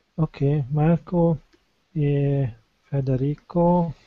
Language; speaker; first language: Italian; non-native, learner; Hungarian